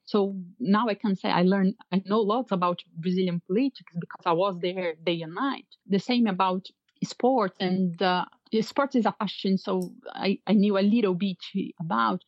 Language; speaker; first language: English; non-native, fluent; Portuguese